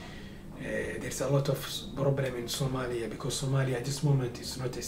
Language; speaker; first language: English; non-native, learner; Somali